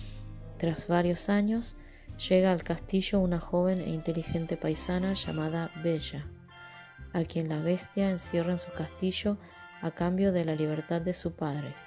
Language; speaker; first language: Spanish; native; Spanish